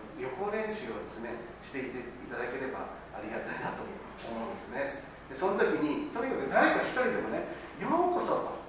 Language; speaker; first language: Japanese; native; Japanese